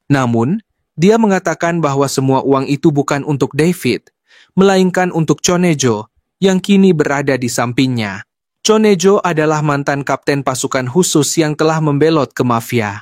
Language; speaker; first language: Indonesian; native; Indonesian